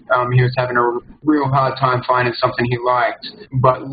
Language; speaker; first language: English; native; English